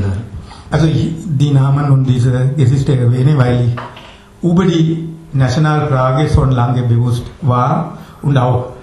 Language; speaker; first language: German; non-native, learner; Sinhala